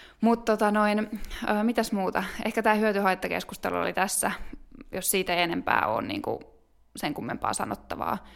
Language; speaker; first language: Finnish; native; Finnish